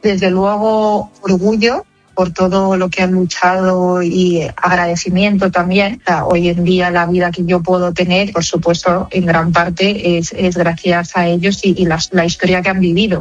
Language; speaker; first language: Spanish; native; Spanish